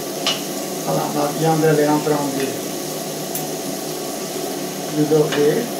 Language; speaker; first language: French; non-native, fluent; Portuguese